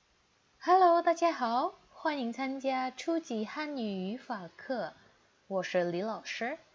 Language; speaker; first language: Chinese; non-native, fluent; Indonesian